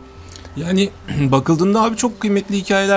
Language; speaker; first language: Turkish; native; Turkish